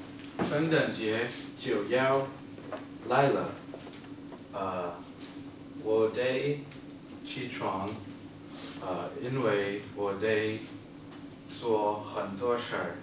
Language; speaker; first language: Chinese; non-native, learner; English